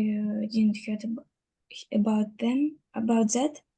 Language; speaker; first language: English; non-native, learner; Russian